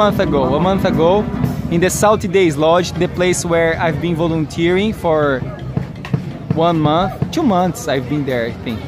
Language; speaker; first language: English; non-native, learner; Portuguese